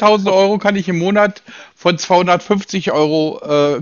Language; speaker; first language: German; native; German